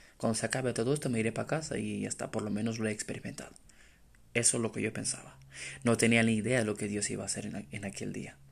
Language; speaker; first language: Spanish; non-native, fluent; Romanian